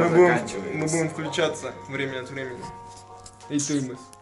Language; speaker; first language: Russian; native; Russian